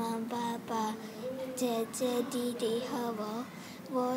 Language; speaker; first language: Chinese; non-native, learner; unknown